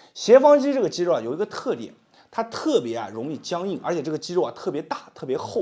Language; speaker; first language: Chinese; native; Chinese